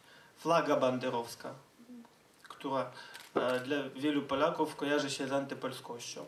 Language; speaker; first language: Polish; non-native, fluent; Ukrainian